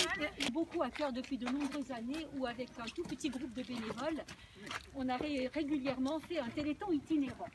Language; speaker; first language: French; native; French